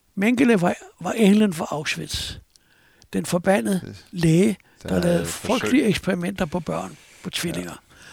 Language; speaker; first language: Danish; native; Danish